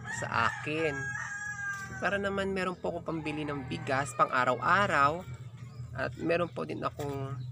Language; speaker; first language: Filipino; native; Filipino